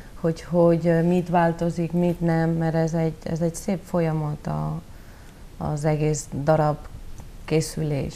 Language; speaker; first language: Hungarian; non-native, learner; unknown